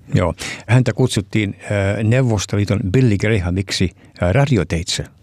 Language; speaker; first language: Finnish; early bilingual, heritage; Finnish